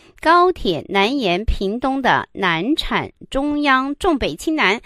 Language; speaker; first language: Chinese; native; Chinese